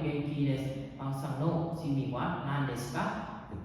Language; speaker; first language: Japanese; non-native, learner; Vietnamese